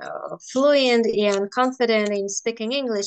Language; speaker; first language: English; non-native, fluent; Russian